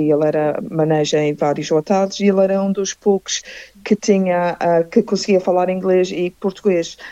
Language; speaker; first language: Portuguese; early bilingual, heritage; Portuguese